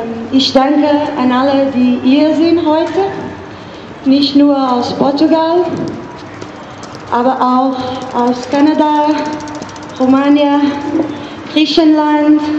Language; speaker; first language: German; non-native, learner; Portuguese